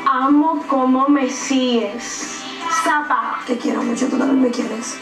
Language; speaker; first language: Spanish; native; Spanish